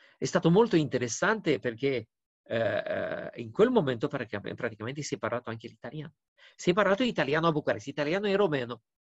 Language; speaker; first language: Italian; non-native, fluent; Romanian